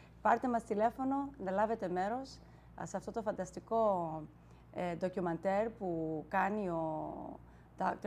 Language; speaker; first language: Greek; early bilingual, heritage; English